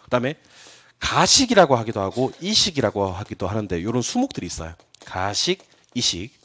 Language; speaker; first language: Korean; native; Korean